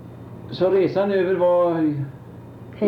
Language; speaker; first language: Swedish; native; Swedish